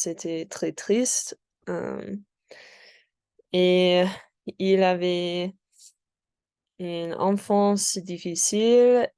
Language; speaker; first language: French; non-native, learner; English